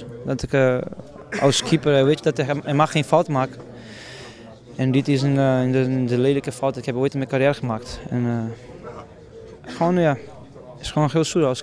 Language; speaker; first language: Dutch; non-native, fluent; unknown